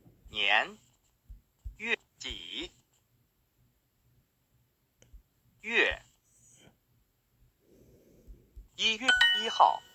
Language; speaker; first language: Chinese; non-native, learner; English